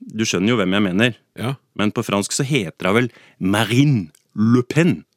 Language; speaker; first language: Norwegian; native; Norwegian